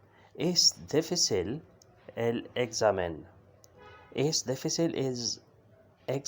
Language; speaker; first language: Spanish; non-native, fluent; Urdu